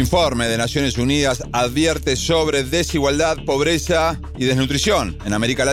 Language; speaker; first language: Spanish; native; Spanish